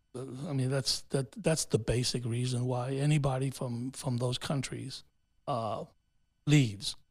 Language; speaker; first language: English; early bilingual, other home language; Spanish